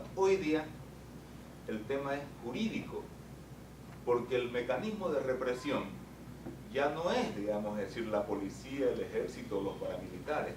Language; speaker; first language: Spanish; native; Spanish